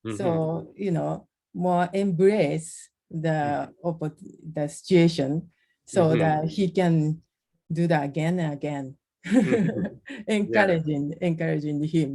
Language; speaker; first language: English; non-native, learner; Japanese